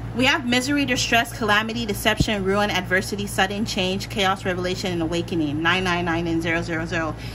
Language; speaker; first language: English; native; English